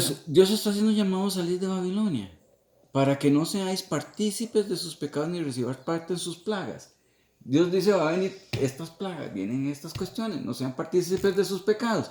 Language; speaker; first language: Spanish; native; Spanish